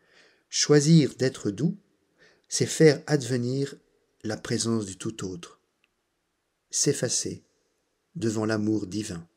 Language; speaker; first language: French; native; French